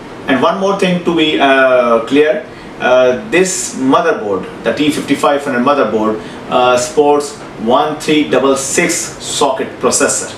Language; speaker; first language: English; non-native, local second language; Urdu